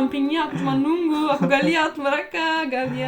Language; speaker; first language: Indonesian; non-native, fluent; Turkish